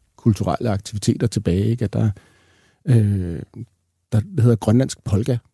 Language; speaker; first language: Danish; native; Danish